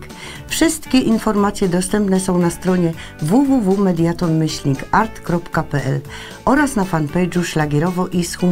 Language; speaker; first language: Polish; native; Polish